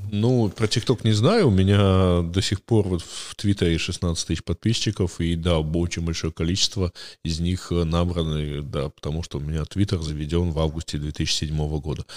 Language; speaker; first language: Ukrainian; non-native, local second language; Russian